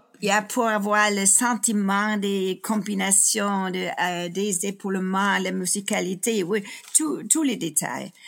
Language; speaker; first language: French; non-native, fluent; Danish